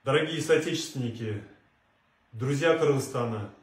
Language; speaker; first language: Russian; non-native, local second language; Kyrgyz